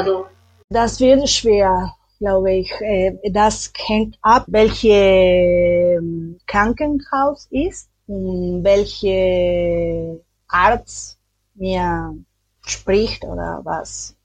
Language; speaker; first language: German; non-native, learner; Spanish